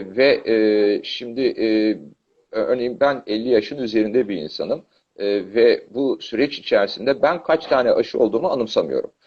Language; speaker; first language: Turkish; native; Turkish